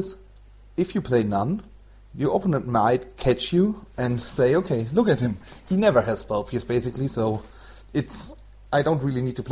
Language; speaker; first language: English; non-native, fluent; German